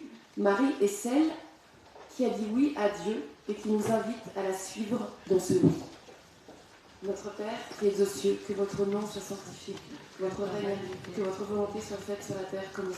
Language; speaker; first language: French; native; French